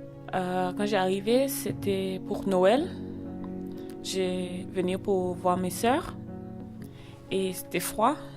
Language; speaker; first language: French; non-native, learner; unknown